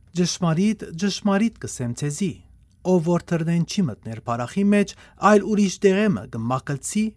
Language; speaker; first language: Armenian; native; Armenian